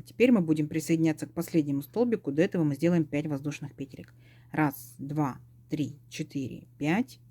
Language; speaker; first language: Russian; native; Russian